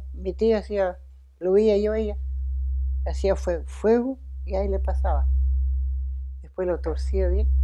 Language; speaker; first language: Spanish; non-native, local second language; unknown